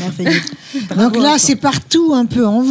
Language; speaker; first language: French; native; French